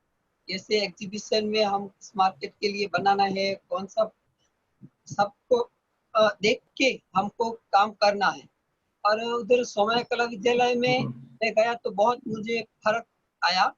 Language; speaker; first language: Hindi; non-native, local second language; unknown